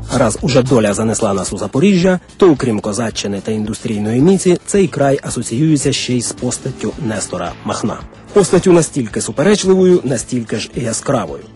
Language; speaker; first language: Ukrainian; native; Ukrainian